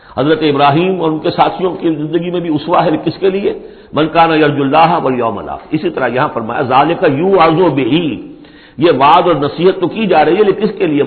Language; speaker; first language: Urdu; native; Urdu